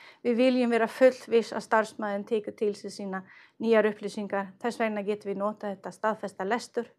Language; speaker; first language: Icelandic; non-native, fluent; Swedish